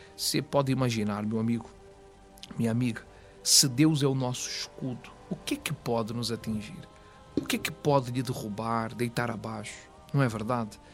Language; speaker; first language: Portuguese; native; Portuguese